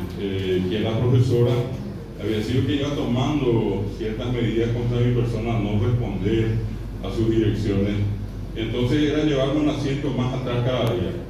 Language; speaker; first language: Spanish; non-native, local second language; Guarani